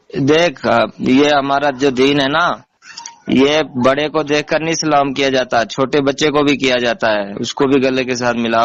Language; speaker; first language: Urdu; non-native, local second language; Kashmiri